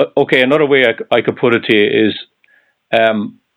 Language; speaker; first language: English; native; English